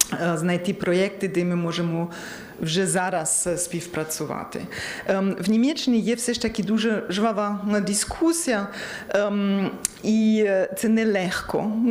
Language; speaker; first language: Ukrainian; non-native, learner; German